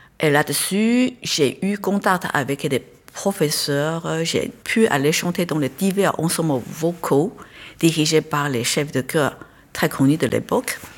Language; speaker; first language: French; non-native, fluent; Chinese